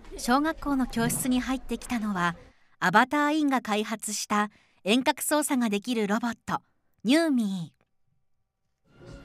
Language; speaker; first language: Japanese; native; Japanese